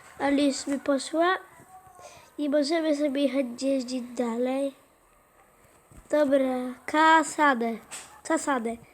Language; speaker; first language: Polish; native; Polish